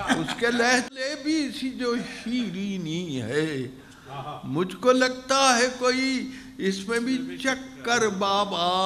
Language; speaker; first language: Urdu; non-native, local second language; Punjabi